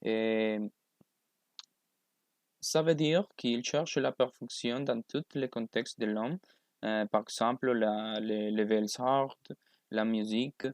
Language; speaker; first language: French; non-native, learner; Spanish